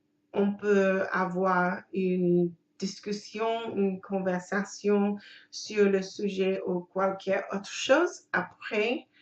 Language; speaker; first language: French; non-native, learner; English